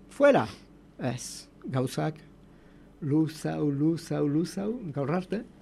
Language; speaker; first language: Basque; native; Basque